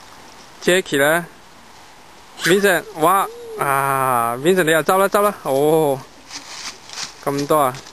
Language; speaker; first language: Cantonese; native; Cantonese